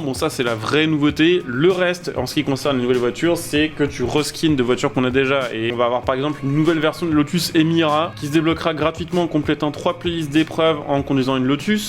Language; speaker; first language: French; native; French